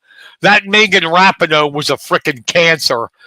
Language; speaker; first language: English; native; English